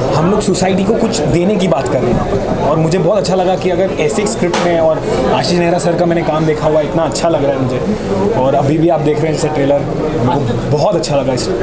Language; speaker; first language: Hindi; native; Hindi